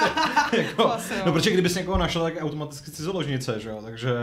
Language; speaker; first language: Czech; native; Czech